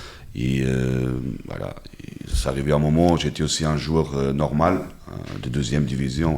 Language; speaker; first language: French; non-native, fluent; Portuguese